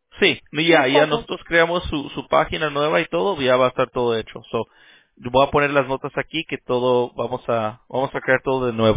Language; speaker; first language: Spanish; early bilingual, heritage; Spanish